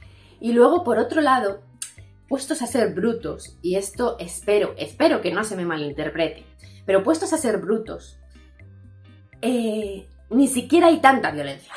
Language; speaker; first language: Spanish; native; Spanish